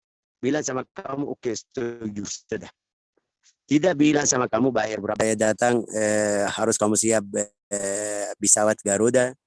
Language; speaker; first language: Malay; non-native, fluent; Arabic